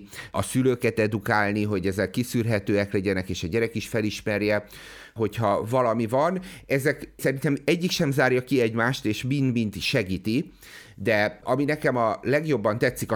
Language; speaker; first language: Hungarian; native; Hungarian